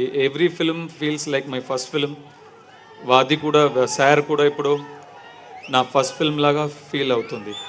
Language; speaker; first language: Telugu; non-native, learner; Tamil